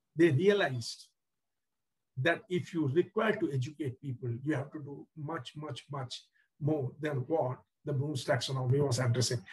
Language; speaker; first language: English; non-native, local second language; Tamil